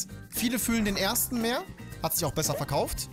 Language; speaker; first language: German; native; German